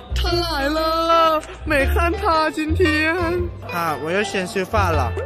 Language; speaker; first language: Chinese; non-native, learner; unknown